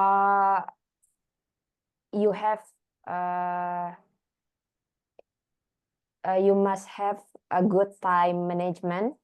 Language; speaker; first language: English; non-native, learner; Indonesian